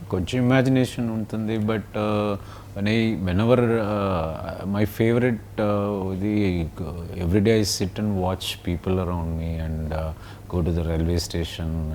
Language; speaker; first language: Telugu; non-native, learner; Tamil